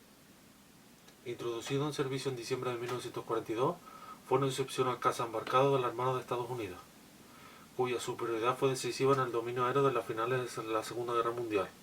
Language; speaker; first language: Spanish; native; Spanish